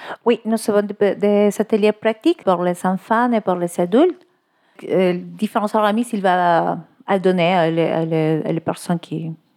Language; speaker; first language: French; non-native, learner; Spanish